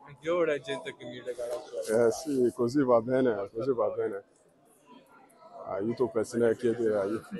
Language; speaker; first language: Italian; non-native, learner; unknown